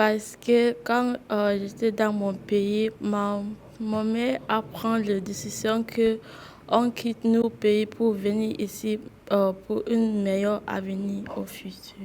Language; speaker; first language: French; non-native, learner; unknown